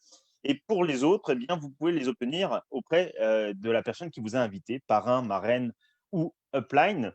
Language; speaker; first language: French; native; French